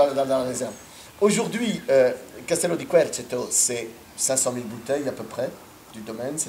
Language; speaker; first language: French; native; French